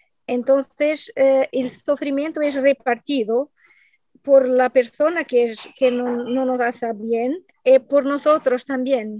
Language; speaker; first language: Spanish; non-native, learner; Portuguese